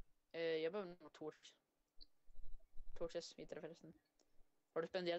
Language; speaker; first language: Swedish; native; Swedish